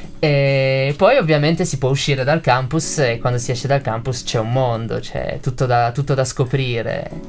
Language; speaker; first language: Italian; early bilingual, other home language; Arabic